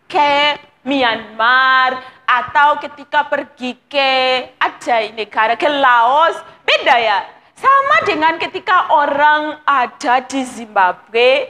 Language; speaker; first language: Indonesian; non-native, fluent; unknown